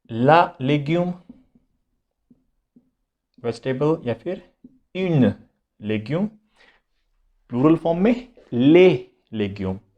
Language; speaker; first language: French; non-native, fluent; Hindi